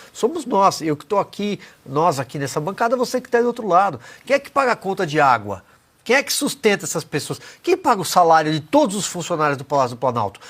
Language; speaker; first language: Portuguese; native; Portuguese